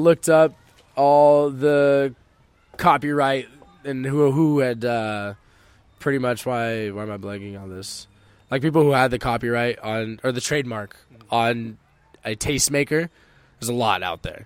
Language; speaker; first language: English; native; English